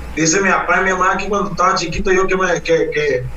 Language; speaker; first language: Spanish; native; Spanish